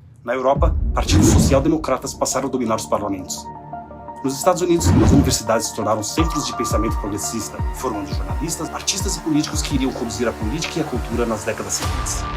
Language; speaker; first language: Portuguese; native; Portuguese